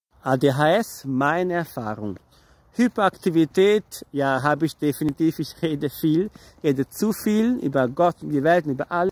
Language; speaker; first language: German; non-native, fluent; Portuguese